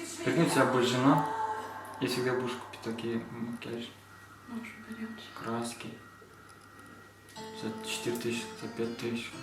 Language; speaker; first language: Russian; non-native, learner; Turkmen